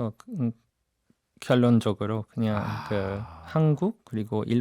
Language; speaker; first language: Korean; non-native, fluent; English